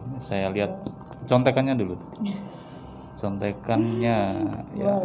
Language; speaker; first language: Indonesian; native; Indonesian